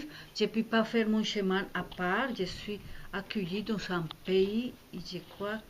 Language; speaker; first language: French; non-native, fluent; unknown